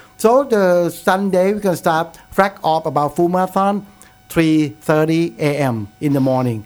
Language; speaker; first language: English; non-native, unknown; Thai